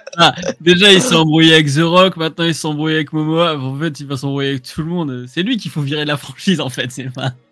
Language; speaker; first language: French; native; French